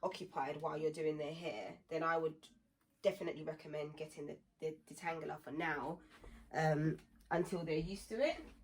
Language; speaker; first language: English; native; English